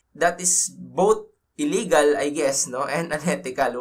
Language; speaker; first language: English; non-native, local second language; Filipino